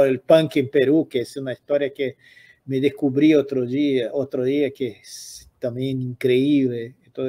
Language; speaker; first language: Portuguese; non-native, fluent; Spanish